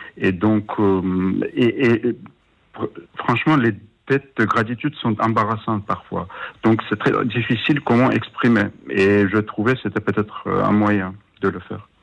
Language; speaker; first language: French; non-native, fluent; Georgian